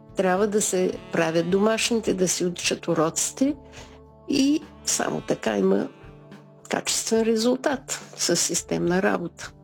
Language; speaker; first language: Bulgarian; native; Bulgarian